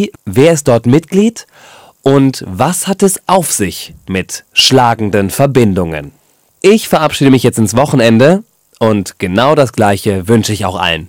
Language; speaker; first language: German; native; German